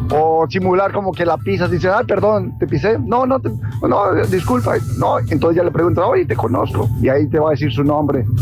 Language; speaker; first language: Spanish; native; Spanish